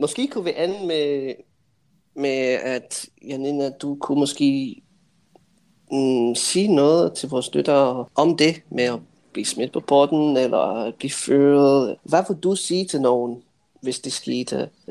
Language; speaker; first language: Danish; native; Danish